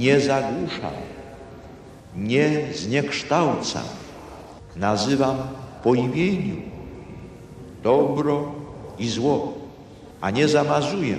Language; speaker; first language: Polish; native; Polish